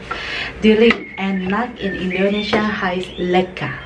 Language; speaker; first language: German; non-native, learner; Indonesian